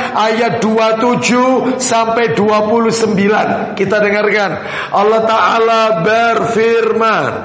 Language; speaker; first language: Indonesian; non-native, local second language; Javanese